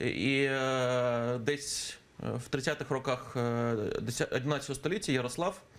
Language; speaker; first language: Ukrainian; native; Ukrainian